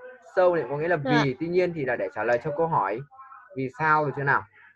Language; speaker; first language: Vietnamese; native; Vietnamese